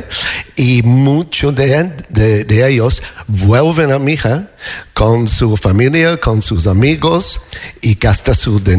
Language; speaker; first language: Spanish; non-native, fluent; English